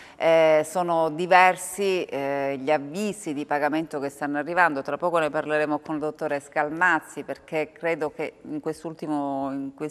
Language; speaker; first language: Italian; native; Italian